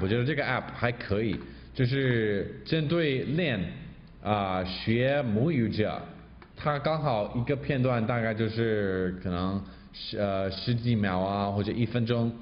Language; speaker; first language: Chinese; non-native, fluent; English